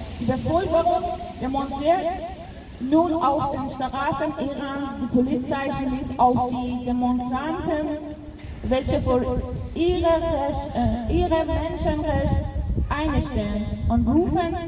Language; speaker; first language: German; non-native, local second language; Persian